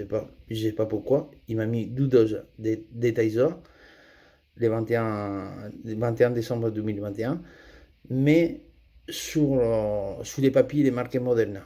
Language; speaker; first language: French; non-native, fluent; Spanish